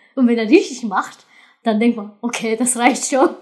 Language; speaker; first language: German; non-native, learner; Japanese